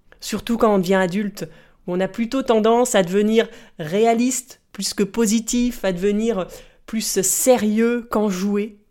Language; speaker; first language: French; native; French